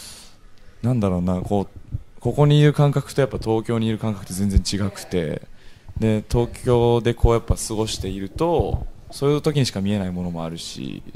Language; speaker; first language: Japanese; native; Japanese